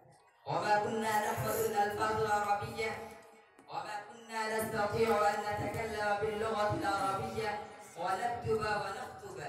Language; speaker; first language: Arabic; non-native, learner; Urdu